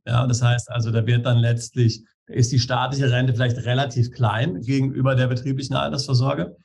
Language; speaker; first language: German; native; German